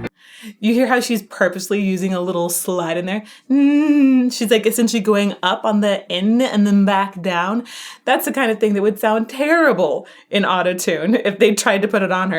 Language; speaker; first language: English; native; English